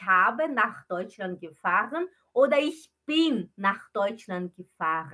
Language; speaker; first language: German; non-native, fluent; Portuguese